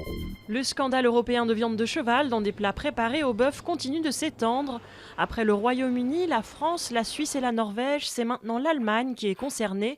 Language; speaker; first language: French; native; French